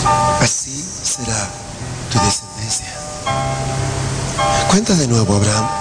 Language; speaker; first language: Spanish; native; Spanish